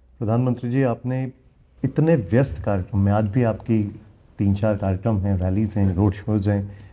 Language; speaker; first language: Hindi; native; Hindi